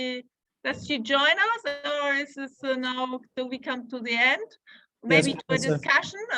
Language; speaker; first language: English; non-native, fluent; German